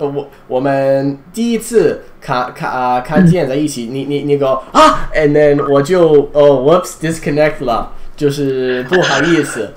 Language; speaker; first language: Chinese; non-native, fluent; English